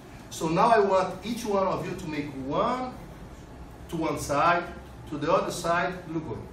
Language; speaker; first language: English; non-native, fluent; Portuguese